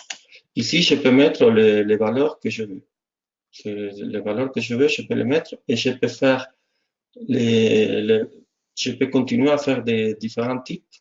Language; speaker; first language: French; non-native, fluent; Spanish